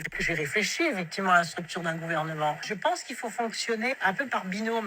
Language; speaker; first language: French; native; French